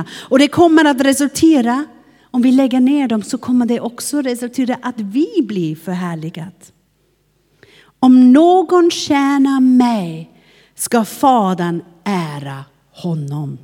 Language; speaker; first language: Swedish; non-native, fluent; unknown